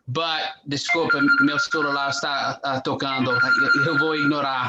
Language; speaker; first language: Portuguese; non-native, fluent; English